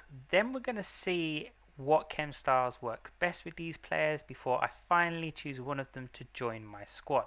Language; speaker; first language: English; native; English